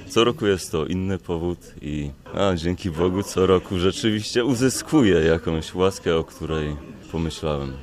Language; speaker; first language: Polish; native; Polish